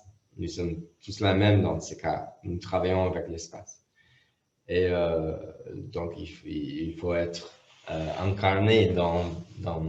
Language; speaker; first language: French; non-native, fluent; English